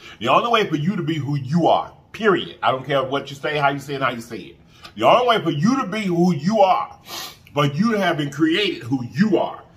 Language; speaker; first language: English; native; English